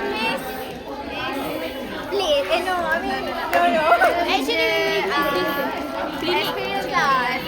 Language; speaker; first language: English; non-native, local second language; Malay